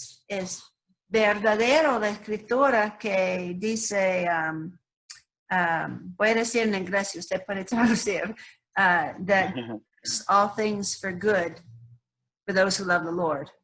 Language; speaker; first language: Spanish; non-native, learner; English